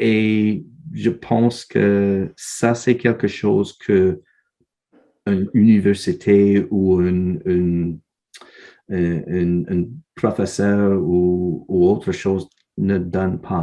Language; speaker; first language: French; non-native, learner; English